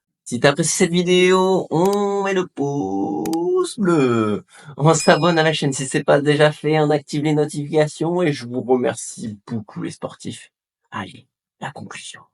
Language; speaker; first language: French; native; French